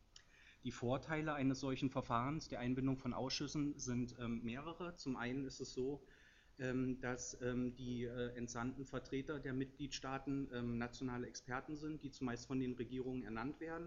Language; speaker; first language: German; native; German